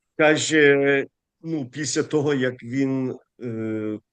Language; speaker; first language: Ukrainian; early bilingual, heritage; Ukrainian